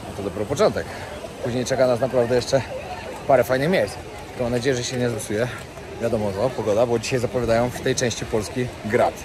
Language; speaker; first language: Polish; native; Polish